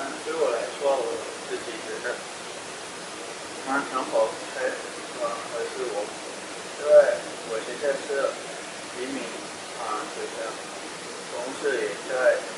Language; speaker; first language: Chinese; non-native, learner; Indonesian